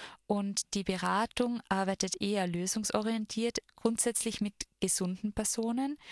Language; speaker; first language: German; native; German